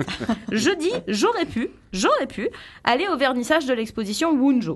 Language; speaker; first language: French; native; French